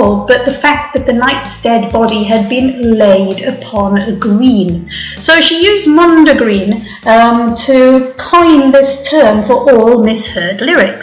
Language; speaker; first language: English; native; English